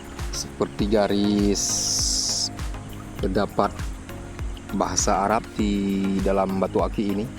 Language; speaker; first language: Indonesian; non-native, local second language; Achinese